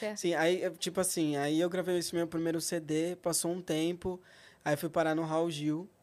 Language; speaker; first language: Portuguese; native; Portuguese